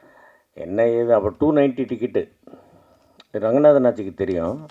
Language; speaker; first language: Tamil; native; Tamil